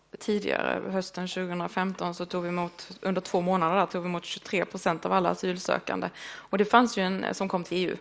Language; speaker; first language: Swedish; native; Swedish